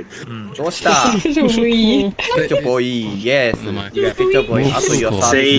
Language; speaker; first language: Japanese; native; Japanese